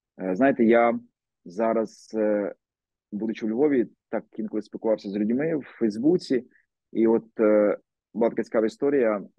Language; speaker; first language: Ukrainian; native; Ukrainian